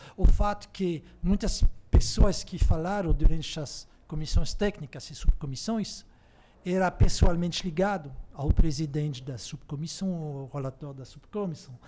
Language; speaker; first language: Portuguese; non-native, fluent; French